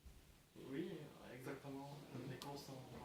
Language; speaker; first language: French; non-native, fluent; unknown